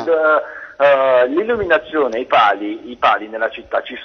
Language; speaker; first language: Italian; native; Italian